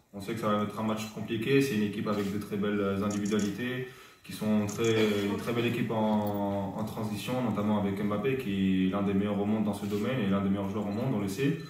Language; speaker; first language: French; early bilingual, other home language; Arabic